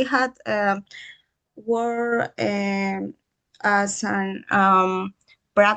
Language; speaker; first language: English; non-native, learner; Spanish